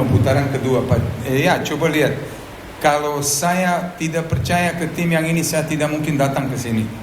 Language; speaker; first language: Indonesian; non-native, fluent; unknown